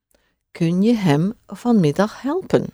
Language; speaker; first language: Dutch; non-native, fluent; English